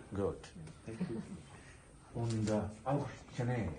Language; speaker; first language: German; non-native, learner; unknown